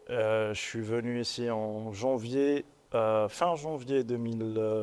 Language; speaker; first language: French; non-native, local second language; Arabic